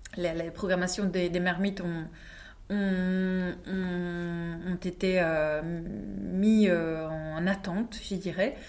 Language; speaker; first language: French; non-native, fluent; Czech